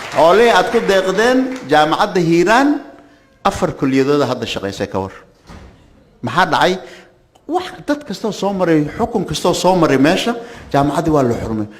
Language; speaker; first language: Somali; native; Somali